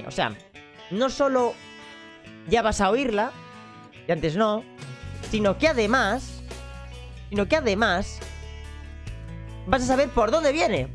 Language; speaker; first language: Spanish; native; Spanish